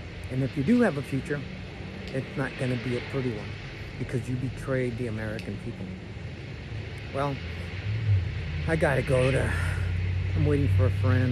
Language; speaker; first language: English; early bilingual, other home language; Spanish